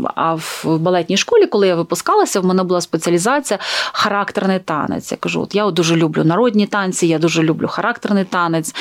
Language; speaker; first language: Ukrainian; native; Ukrainian